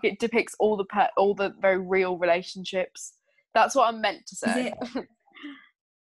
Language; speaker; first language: English; native; English